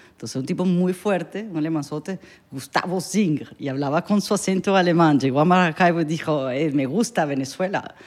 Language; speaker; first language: Spanish; native; Spanish